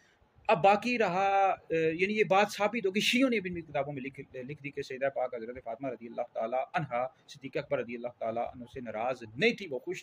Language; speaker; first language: Urdu; native; Urdu